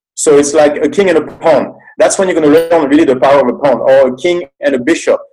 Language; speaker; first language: English; non-native, fluent; French